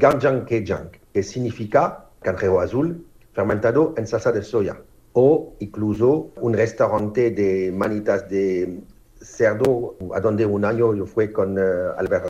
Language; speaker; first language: Spanish; non-native, fluent; French